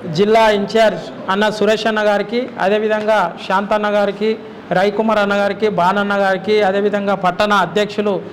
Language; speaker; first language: Telugu; native; Telugu